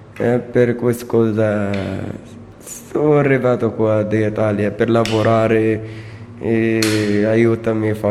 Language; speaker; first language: Italian; non-native, learner; Arabic